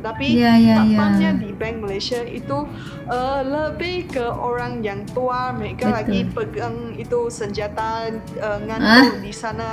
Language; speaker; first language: Indonesian; non-native, fluent; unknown